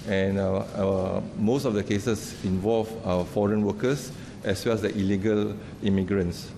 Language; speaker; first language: English; non-native, local second language; Malay